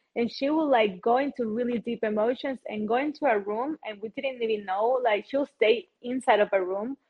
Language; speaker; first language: English; non-native, fluent; Spanish